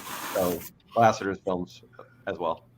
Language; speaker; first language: English; native; English